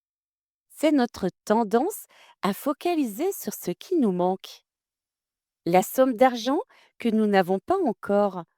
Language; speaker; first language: French; native; French